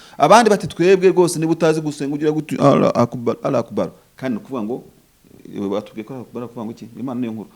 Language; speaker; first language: Kinyarwanda; native; Kinyarwanda